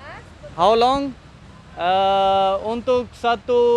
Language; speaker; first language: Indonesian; non-native, learner; Hindi